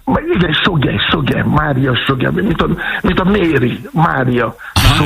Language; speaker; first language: Hungarian; non-native, learner; Yoruba